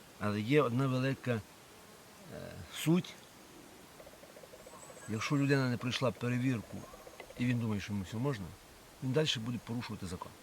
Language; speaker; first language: Ukrainian; native; Ukrainian